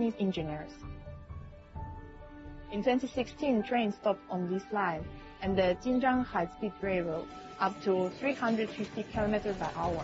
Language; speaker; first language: English; non-native, fluent; Russian